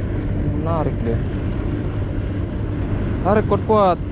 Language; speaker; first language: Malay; non-native, local second language; Javanese